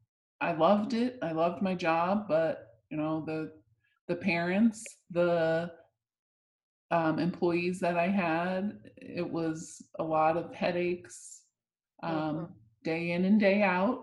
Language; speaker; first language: English; native; English